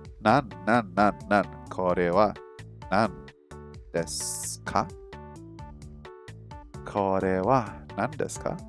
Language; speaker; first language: Japanese; non-native, learner; English